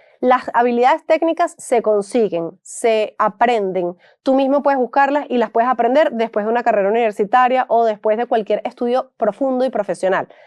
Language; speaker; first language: Spanish; native; Spanish